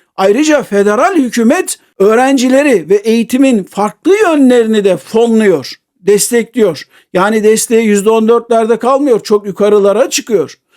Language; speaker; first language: Turkish; native; Turkish